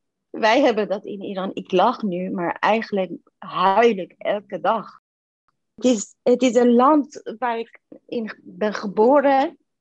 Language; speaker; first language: Dutch; non-native, fluent; Persian